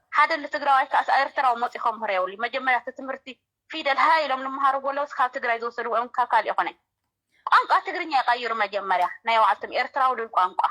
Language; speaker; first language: Tigrinya; native; Tigrinya